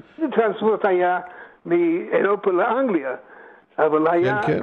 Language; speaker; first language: Hebrew; non-native, fluent; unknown